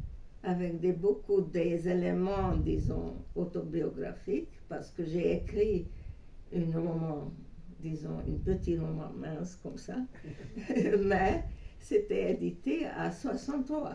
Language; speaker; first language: French; non-native, fluent; Hungarian